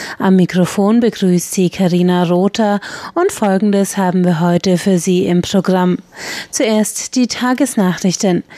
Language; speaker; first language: German; native; German